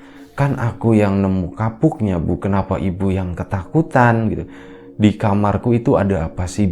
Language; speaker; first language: Indonesian; native; Indonesian